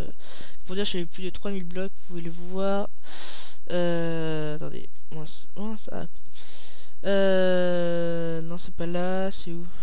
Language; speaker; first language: French; native; French